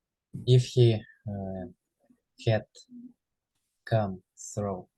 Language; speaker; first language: English; non-native, learner; Ukrainian